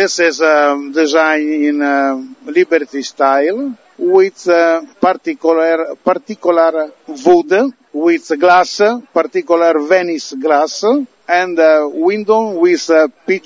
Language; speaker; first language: English; non-native, learner; Italian